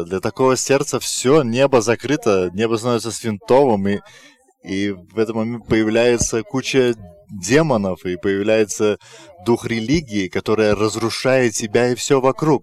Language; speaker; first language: Russian; non-native, fluent; Lithuanian